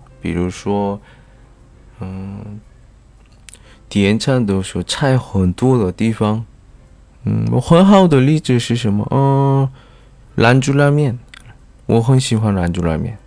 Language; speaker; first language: Chinese; non-native, fluent; Korean